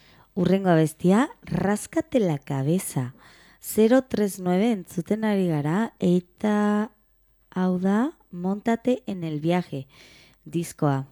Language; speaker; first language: Basque; non-native, local second language; Spanish